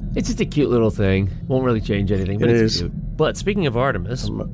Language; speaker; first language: English; native; English